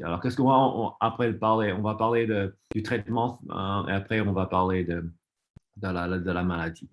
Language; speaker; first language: French; non-native, fluent; English